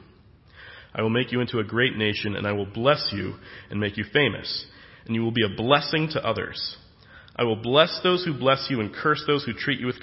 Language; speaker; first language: English; native; English